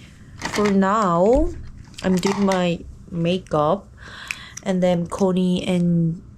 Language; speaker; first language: English; non-native, learner; Korean